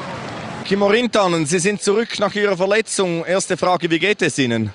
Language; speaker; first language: German; native; German